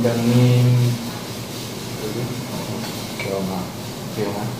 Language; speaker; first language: Korean; non-native, learner; Filipino